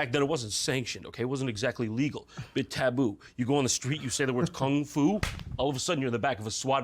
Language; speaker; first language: English; native; English